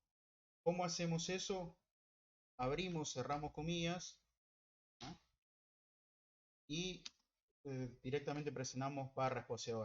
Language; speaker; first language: Spanish; native; Spanish